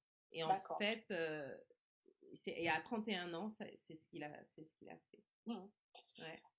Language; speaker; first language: French; native; French